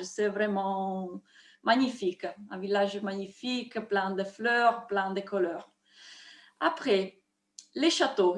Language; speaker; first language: French; non-native, fluent; Italian